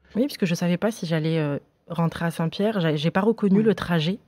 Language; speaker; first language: French; native; French